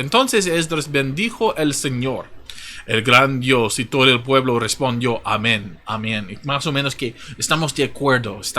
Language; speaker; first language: Spanish; non-native, fluent; English